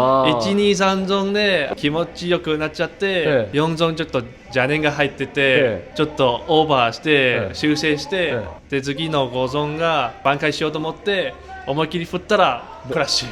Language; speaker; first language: Japanese; non-native, fluent; Cantonese